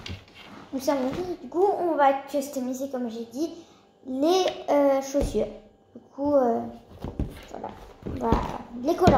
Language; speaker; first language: French; early bilingual, other home language; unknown